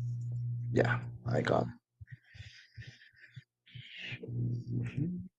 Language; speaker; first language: English; non-native, learner; Spanish